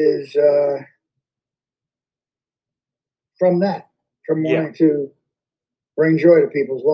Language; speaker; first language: English; native; English